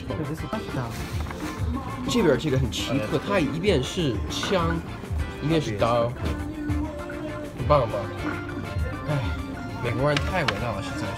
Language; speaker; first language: Chinese; non-native, fluent; English